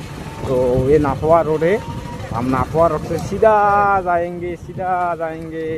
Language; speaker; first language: Hindi; non-native, local second language; Bangla